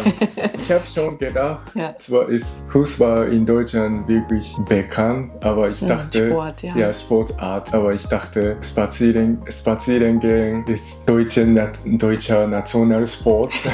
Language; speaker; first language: German; non-native, learner; Japanese